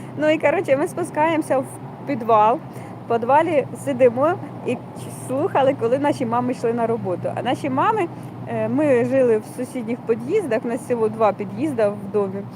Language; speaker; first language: Ukrainian; native; Ukrainian